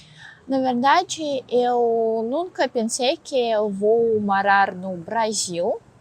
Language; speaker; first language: Portuguese; non-native, learner; Russian